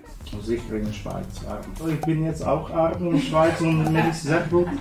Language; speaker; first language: German; non-native, learner; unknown